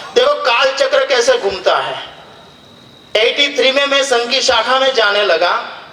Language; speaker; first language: Hindi; non-native, local second language; Gujarati